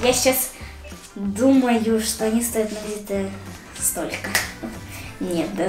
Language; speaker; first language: Russian; native; Russian